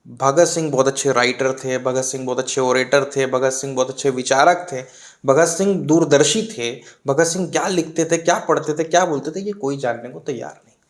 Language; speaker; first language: Hindi; native; Hindi